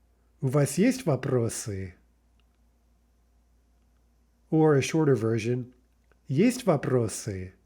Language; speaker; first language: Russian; non-native, fluent; English